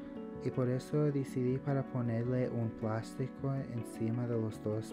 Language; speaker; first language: Spanish; early bilingual, heritage; English